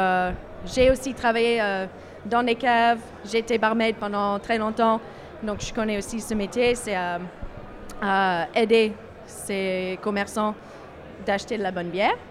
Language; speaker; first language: French; non-native, fluent; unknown